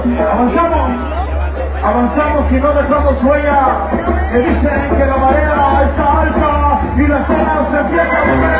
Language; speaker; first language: Spanish; native; Spanish